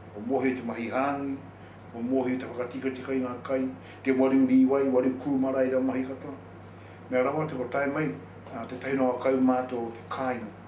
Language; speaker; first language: Māori; native; Māori